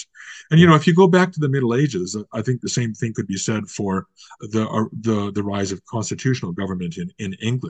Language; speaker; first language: English; native; English